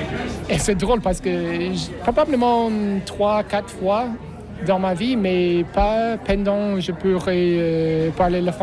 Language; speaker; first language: French; non-native, learner; English